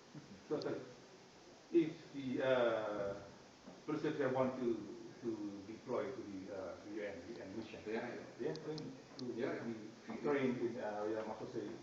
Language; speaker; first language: English; non-native, learner; Indonesian